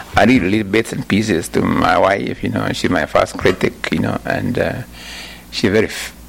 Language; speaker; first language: English; non-native, local second language; Kikuyu